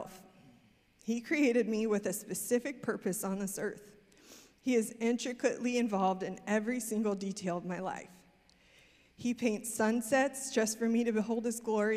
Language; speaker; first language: English; native; English